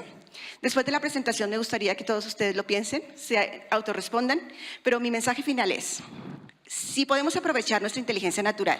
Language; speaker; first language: Spanish; native; Spanish